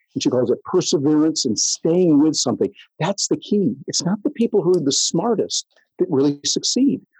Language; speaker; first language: English; native; English